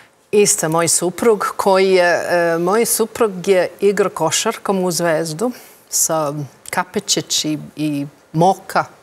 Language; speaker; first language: Croatian; non-native, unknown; English